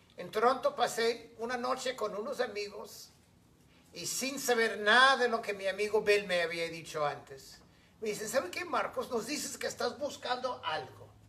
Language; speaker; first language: Spanish; non-native, fluent; English